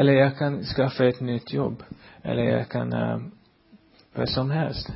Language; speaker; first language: Swedish; non-native, fluent; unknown